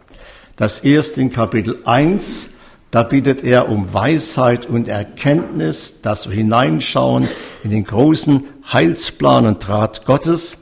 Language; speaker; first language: German; native; German